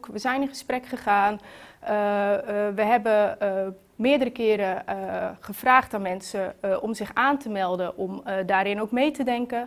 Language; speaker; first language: Dutch; native; Dutch